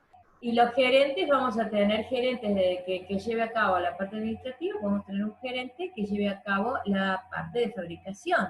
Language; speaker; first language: Spanish; native; Spanish